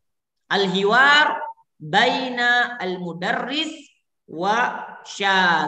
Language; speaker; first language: Arabic; non-native, fluent; Indonesian